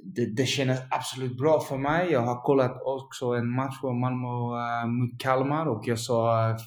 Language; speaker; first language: Swedish; non-native, learner; Dutch